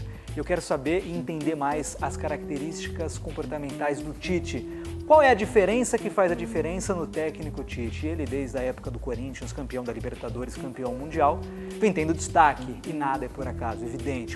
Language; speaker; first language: Portuguese; native; Portuguese